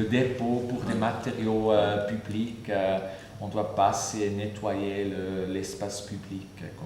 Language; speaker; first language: French; non-native, fluent; German